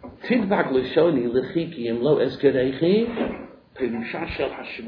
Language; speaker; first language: Hebrew; non-native, fluent; English